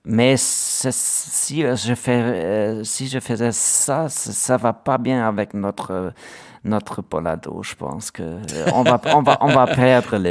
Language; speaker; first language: French; non-native, learner; German